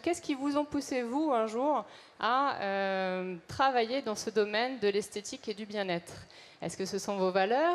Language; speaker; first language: French; native; French